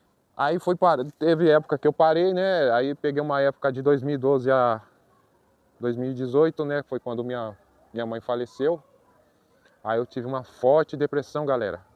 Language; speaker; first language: Portuguese; native; Portuguese